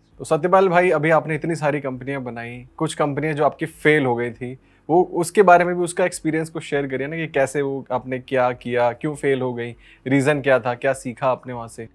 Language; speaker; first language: Hindi; native; Hindi